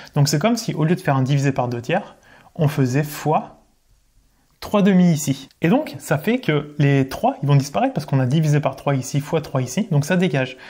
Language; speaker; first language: French; native; French